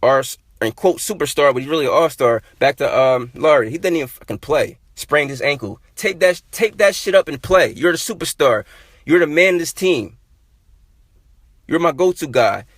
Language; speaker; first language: English; native; English